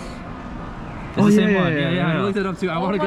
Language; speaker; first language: English; non-native, learner; Korean